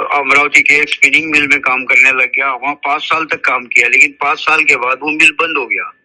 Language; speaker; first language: Hindi; non-native, local second language; Marathi